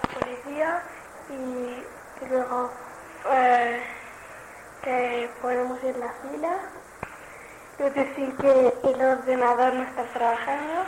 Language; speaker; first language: Spanish; non-native, learner; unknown